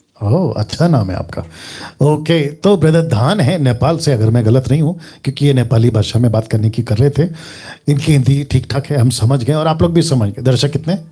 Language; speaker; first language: Hindi; native; Hindi